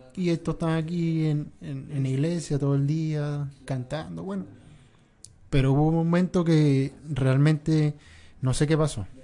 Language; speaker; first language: Spanish; native; Spanish